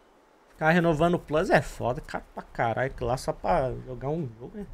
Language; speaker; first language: Portuguese; native; Portuguese